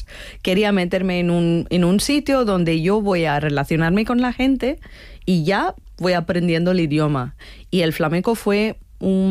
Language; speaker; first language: Spanish; non-native, fluent; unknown